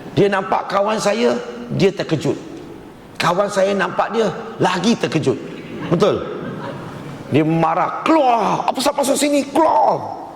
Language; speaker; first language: Malay; non-native, local second language; Chinese